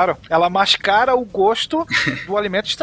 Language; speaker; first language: Portuguese; native; Portuguese